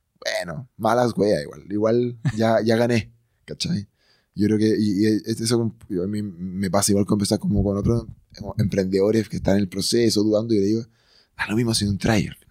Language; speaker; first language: Spanish; native; Spanish